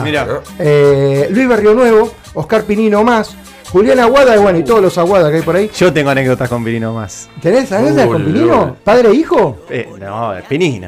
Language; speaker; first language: Spanish; native; Spanish